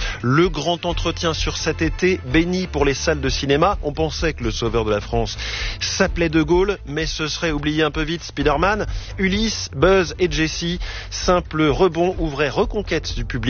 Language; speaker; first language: French; native; French